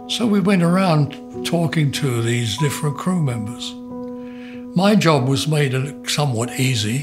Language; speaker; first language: English; native; English